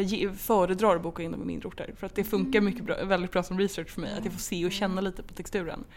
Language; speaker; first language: Swedish; native; Swedish